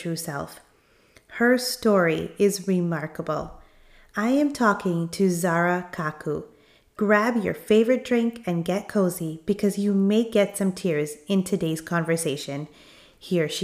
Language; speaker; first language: English; native; English